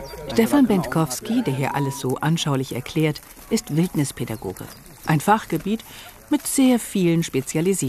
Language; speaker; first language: German; native; German